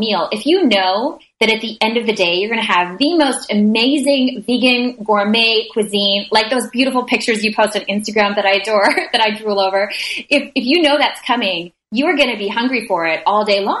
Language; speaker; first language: English; native; English